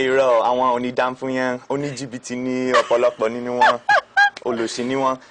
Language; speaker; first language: Yoruba; non-native, fluent; English